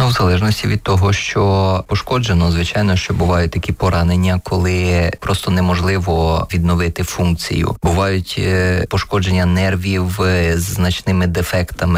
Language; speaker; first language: Ukrainian; native; Ukrainian